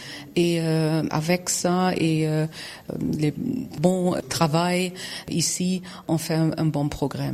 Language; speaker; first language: French; non-native, learner; German